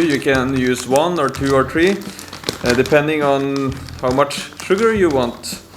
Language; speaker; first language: English; non-native, fluent; Norwegian